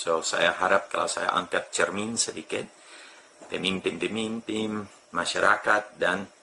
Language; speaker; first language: Indonesian; non-native, fluent; English